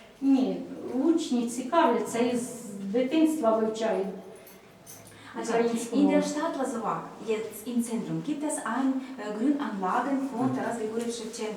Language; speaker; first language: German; non-native, learner; Ukrainian